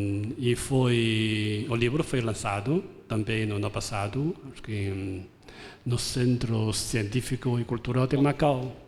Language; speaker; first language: Portuguese; non-native, fluent; Chinese